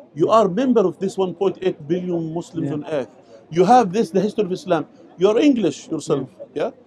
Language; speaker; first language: English; non-native, fluent; Arabic